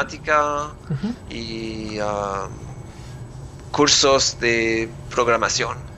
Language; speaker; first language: Spanish; non-native, learner; English